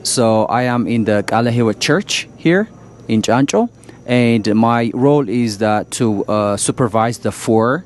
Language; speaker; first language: English; non-native, local second language; Amharic